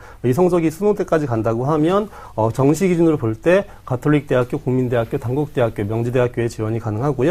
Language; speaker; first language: Korean; native; Korean